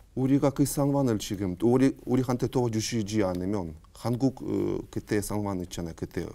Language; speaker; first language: Korean; non-native, fluent; Ukrainian